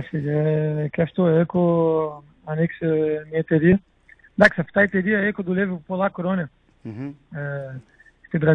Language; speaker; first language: Greek; non-native, learner; Portuguese